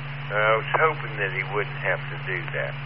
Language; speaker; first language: English; native; English